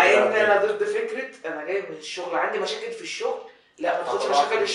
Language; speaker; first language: Arabic; native; Arabic